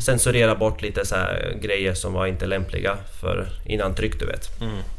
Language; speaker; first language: Swedish; non-native, fluent; Latvian